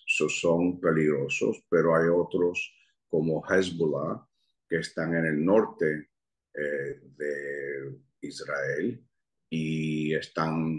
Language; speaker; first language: Spanish; early bilingual, heritage; Spanish